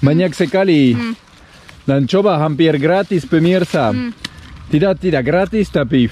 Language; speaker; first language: Indonesian; non-native, learner; French